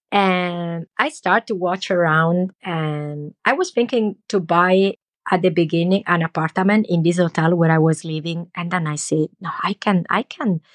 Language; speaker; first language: English; non-native, learner; Italian